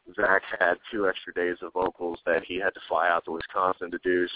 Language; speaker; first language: English; native; English